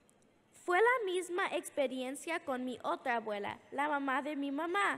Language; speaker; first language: Spanish; early bilingual, heritage; English